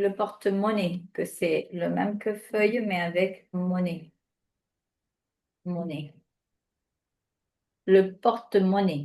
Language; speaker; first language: French; non-native, fluent; Spanish